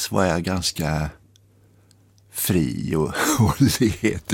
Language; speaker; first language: Swedish; native; Swedish